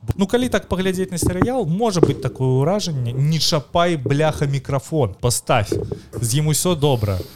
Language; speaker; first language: Belarusian; native; Belarusian